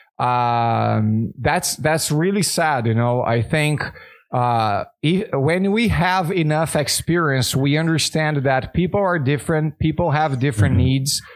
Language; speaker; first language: English; non-native, fluent; Portuguese